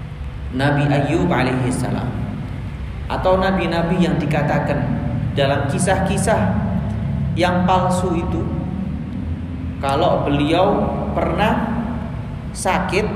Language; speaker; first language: Indonesian; native; Indonesian